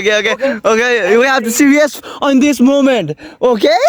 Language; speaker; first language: English; non-native, learner; Nepali